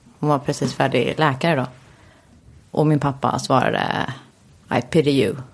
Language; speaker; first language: Swedish; early bilingual, heritage; Swedish